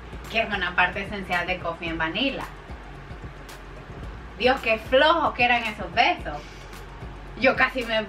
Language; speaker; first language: Spanish; native; Spanish